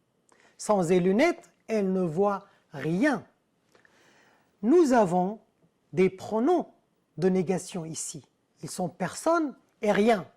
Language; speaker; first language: French; non-native, fluent; Arabic